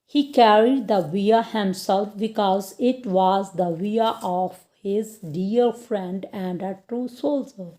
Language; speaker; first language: English; non-native, local second language; Punjabi